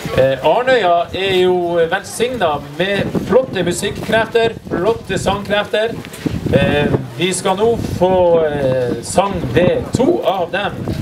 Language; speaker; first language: Norwegian; native; Norwegian